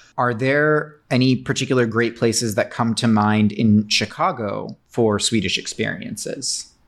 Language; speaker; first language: English; native; English